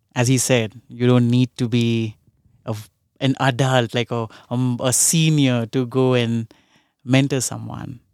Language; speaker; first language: English; non-native, local second language; Hindi